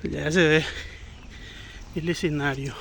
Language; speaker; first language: Spanish; native; Spanish